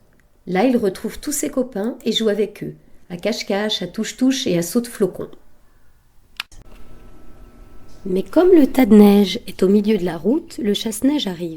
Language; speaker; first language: French; native; French